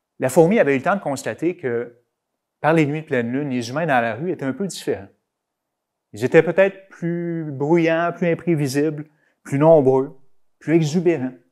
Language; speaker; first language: French; native; French